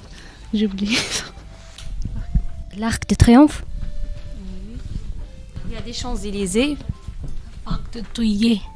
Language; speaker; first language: French; non-native, learner; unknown